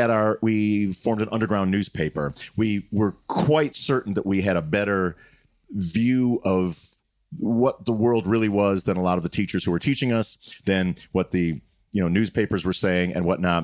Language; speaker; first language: English; native; English